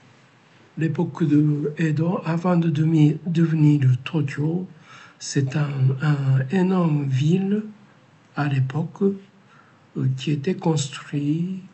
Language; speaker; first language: French; non-native, learner; Japanese